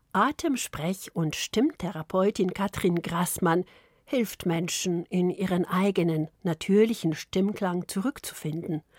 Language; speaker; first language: German; early bilingual, other home language; Polish